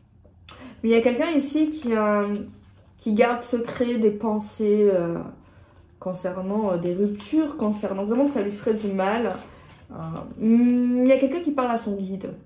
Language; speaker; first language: French; native; French